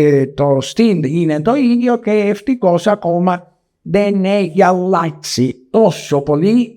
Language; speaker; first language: Greek; non-native, learner; Italian